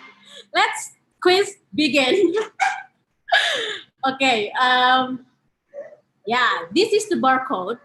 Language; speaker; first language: English; non-native, fluent; Indonesian